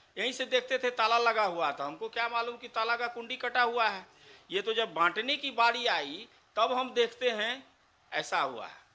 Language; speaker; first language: Hindi; native; Hindi